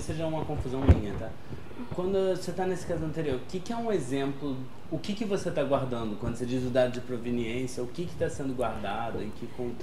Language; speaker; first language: Portuguese; native; Portuguese